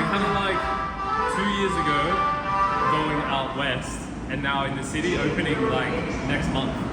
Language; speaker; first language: English; native; English